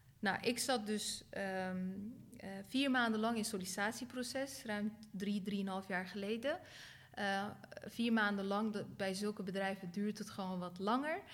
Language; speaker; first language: Dutch; early bilingual, other home language; Turkish